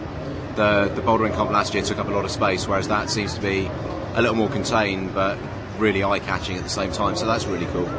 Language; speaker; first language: English; native; English